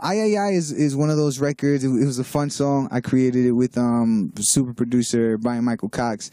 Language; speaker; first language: English; native; English